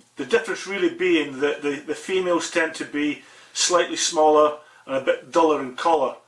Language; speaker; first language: English; native; English